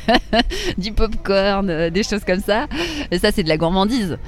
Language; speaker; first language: French; native; French